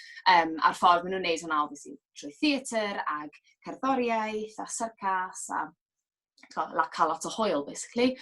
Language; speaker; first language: Welsh; native; Welsh